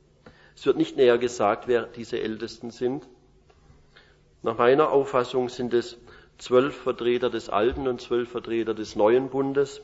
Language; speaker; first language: German; native; German